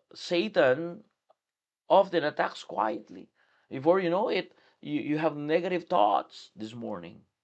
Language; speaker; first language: English; non-native, local second language; Filipino